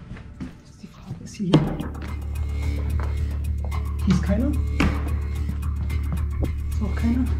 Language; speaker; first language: German; native; German